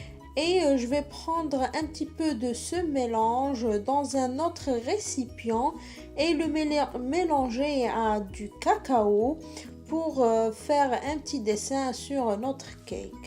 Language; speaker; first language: French; non-native, local second language; Arabic